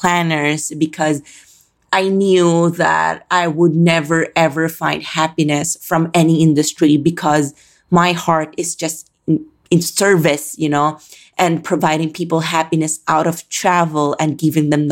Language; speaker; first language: English; non-native, local second language; Filipino